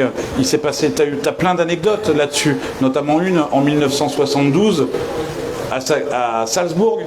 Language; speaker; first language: French; native; French